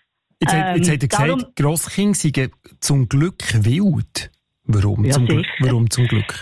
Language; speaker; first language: German; native; German